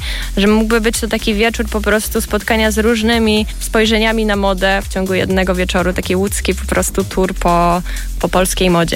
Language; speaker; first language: Polish; native; Polish